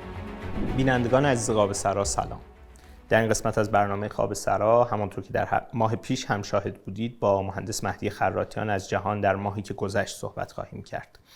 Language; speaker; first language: Persian; native; Persian